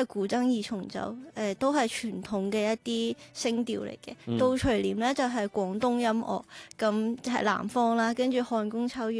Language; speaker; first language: Cantonese; native; Cantonese